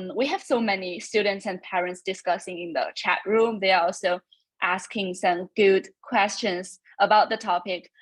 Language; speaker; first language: English; non-native, fluent; Chinese